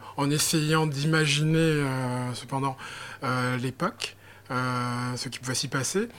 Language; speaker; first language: French; native; French